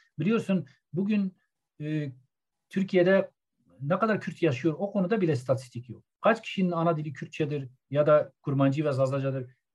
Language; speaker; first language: Turkish; non-native, local second language; Zaza